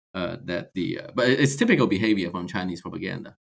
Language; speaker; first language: English; non-native, fluent; Chinese